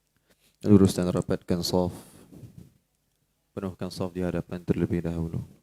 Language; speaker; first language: Malay; native; Malay